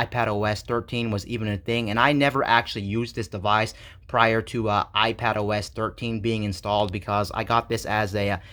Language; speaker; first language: English; native; English